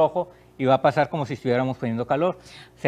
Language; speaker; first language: Spanish; native; Spanish